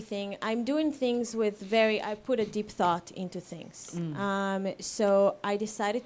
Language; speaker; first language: English; non-native, fluent; Hebrew